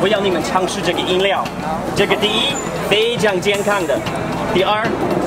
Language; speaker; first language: Chinese; non-native, fluent; English